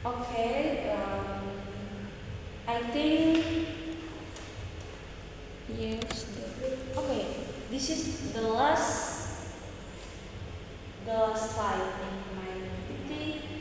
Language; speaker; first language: English; non-native, learner; Indonesian